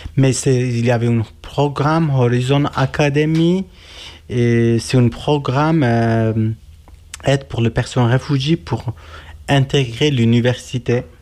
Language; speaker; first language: French; non-native, learner; Kurdish